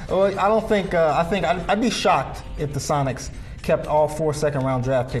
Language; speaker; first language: English; native; English